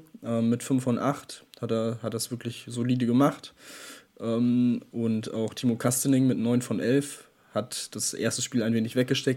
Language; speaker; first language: German; native; German